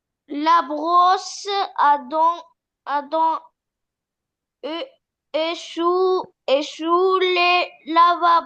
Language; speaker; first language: French; non-native, learner; Arabic